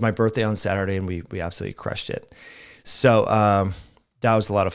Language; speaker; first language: English; native; English